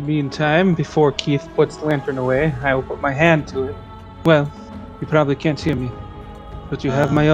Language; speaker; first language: English; native; English